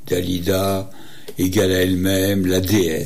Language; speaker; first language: French; native; French